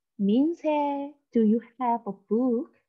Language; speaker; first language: English; non-native, learner; Korean